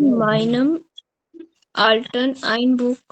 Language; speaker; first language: German; non-native, learner; Nepali